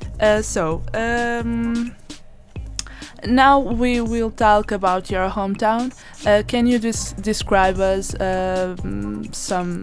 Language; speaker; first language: English; non-native, learner; Portuguese